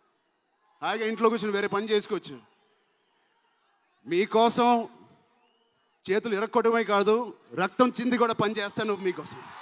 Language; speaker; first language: Telugu; native; Telugu